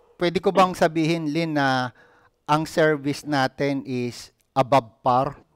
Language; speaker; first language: Filipino; native; Filipino